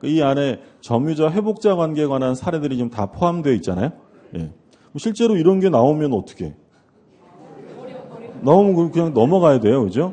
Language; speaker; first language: Korean; native; Korean